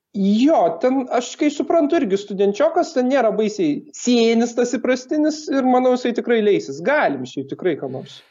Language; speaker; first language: Lithuanian; native; Lithuanian